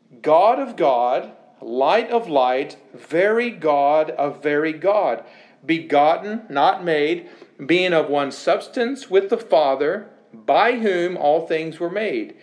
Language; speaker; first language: English; native; English